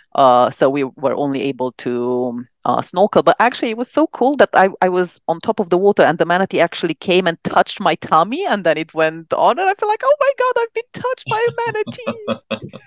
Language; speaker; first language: English; non-native, fluent; Romanian